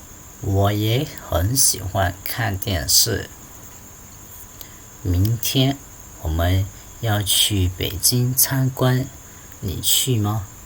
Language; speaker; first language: Chinese; non-native, fluent; Hmong